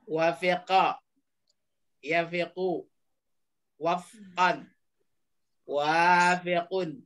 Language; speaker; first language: Arabic; non-native, fluent; Indonesian